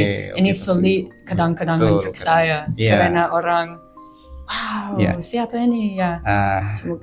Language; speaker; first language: Indonesian; non-native, learner; English